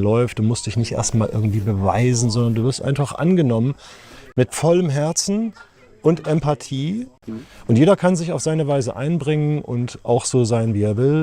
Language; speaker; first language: German; native; German